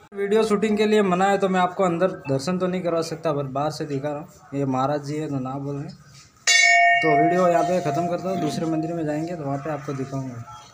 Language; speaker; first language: Hindi; non-native, local second language; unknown